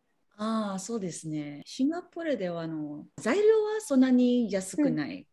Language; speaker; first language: Japanese; non-native, learner; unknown